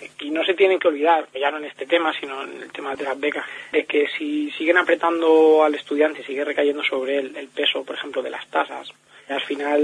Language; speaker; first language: Spanish; native; Spanish